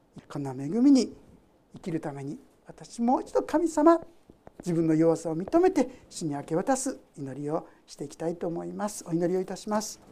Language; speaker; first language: Japanese; native; Japanese